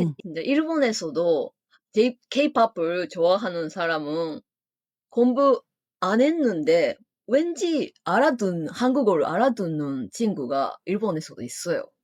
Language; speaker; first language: Korean; non-native, fluent; Japanese